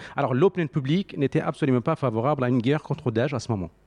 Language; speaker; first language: French; non-native, fluent; Central Kurdish